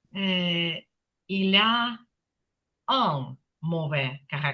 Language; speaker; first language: French; non-native, fluent; Ukrainian